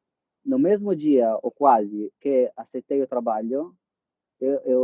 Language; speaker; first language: Portuguese; non-native, fluent; Italian